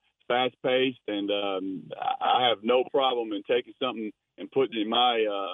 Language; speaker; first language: English; native; English